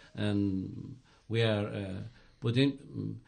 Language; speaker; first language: English; non-native, fluent; Galician